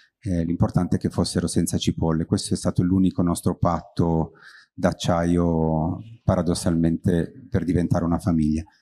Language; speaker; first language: Italian; native; Italian